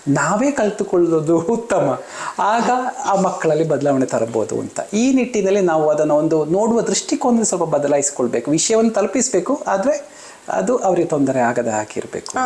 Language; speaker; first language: Kannada; non-native, local second language; Malayalam